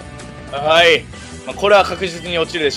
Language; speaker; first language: Japanese; native; Japanese